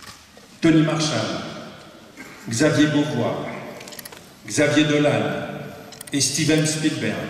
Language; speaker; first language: French; native; French